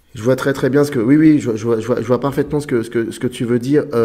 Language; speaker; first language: French; native; French